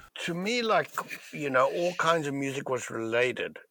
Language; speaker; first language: English; native; English